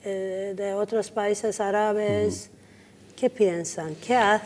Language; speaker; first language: Spanish; non-native, learner; Turkish